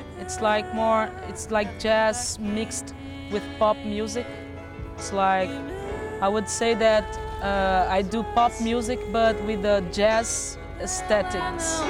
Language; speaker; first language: English; non-native, fluent; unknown